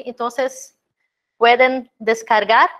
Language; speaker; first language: Spanish; non-native, fluent; Portuguese